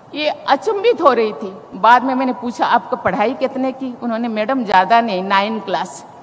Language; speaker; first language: Hindi; non-native, local second language; Santali